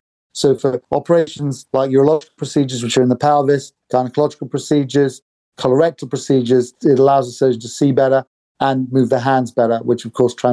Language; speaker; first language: English; native; English